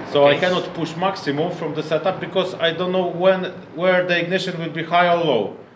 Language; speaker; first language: English; non-native, fluent; Polish